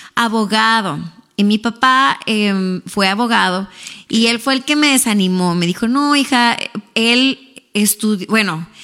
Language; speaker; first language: Spanish; native; Spanish